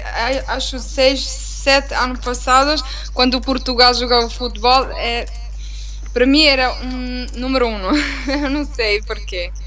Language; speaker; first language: Portuguese; non-native, learner; Italian